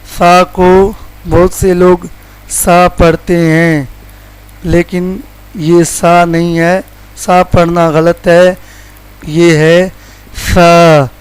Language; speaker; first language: Urdu; non-native, local second language; Sindhi